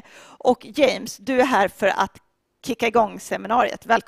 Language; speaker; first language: Swedish; native; Swedish